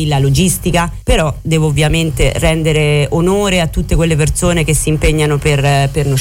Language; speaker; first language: Italian; native; Italian